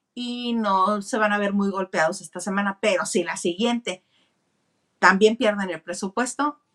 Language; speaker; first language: Spanish; native; Spanish